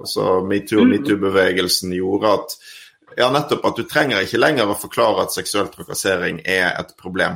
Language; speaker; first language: Norwegian; native; Norwegian